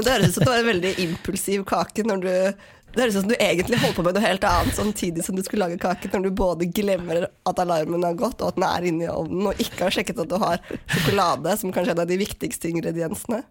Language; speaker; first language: Norwegian; native; Norwegian